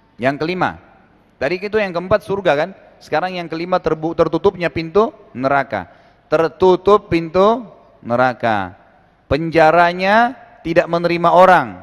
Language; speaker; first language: Indonesian; native; Indonesian